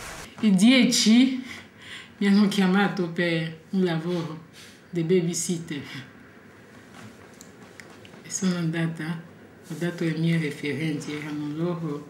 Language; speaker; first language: Italian; non-native, fluent; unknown